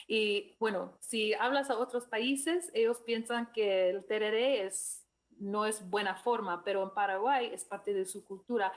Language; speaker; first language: Spanish; non-native, fluent; English